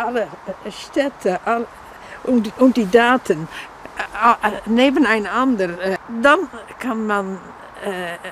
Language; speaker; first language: German; non-native, learner; Dutch